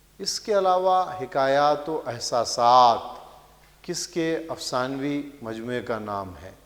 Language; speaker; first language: Urdu; native; Urdu